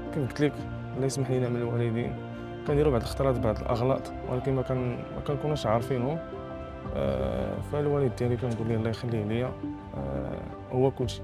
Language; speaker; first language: Arabic; native; Arabic